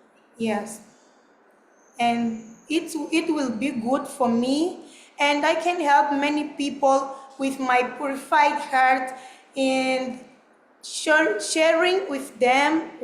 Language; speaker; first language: English; non-native, learner; Portuguese